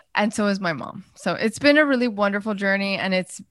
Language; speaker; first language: English; early bilingual, other home language; Spanish